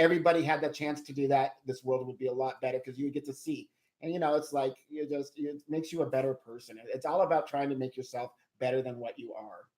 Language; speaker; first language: English; native; English